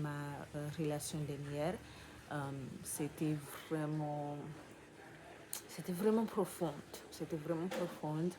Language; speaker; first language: French; non-native, learner; English